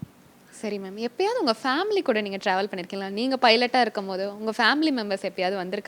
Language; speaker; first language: Tamil; native; Tamil